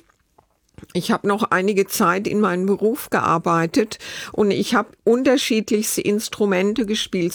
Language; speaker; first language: German; native; German